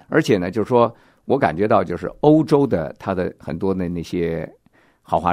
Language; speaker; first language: Chinese; native; Chinese